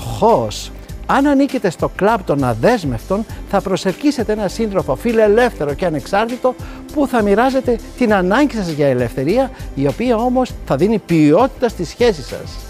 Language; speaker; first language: Greek; native; Greek